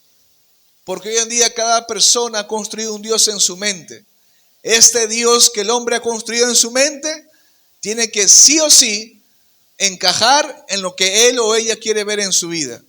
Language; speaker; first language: Spanish; native; Spanish